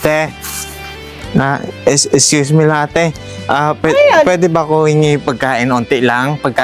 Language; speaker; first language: Filipino; non-native, learner; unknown